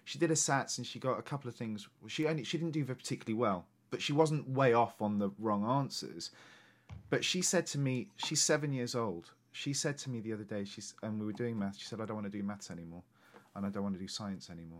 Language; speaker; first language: English; native; English